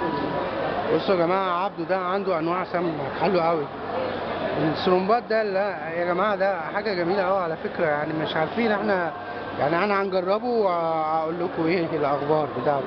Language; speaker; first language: Arabic; native; Arabic